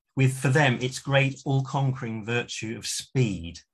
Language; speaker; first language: English; native; English